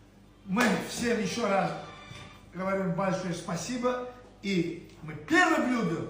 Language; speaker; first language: Russian; non-native, local second language; Turkmen